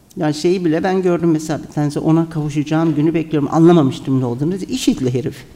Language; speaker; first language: Turkish; native; Turkish